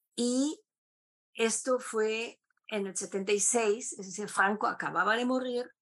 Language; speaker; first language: Spanish; non-native, fluent; German